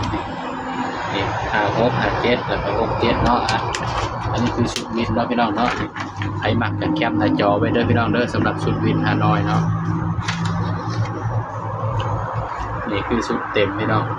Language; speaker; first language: Thai; non-native, local second language; Lao